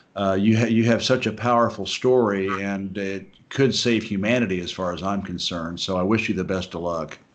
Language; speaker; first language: English; native; English